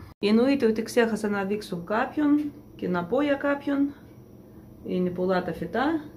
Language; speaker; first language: Greek; non-native, fluent; Russian